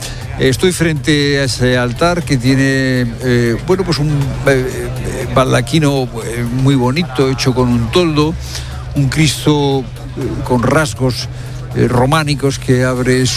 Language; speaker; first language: Spanish; native; Spanish